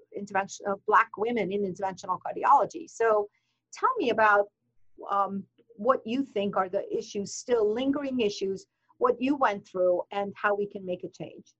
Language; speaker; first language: English; non-native, fluent; Persian